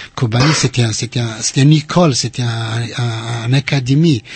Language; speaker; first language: French; non-native, fluent; Arabic